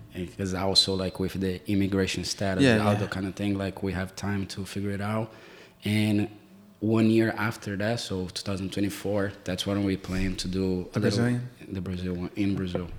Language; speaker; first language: English; non-native, fluent; Portuguese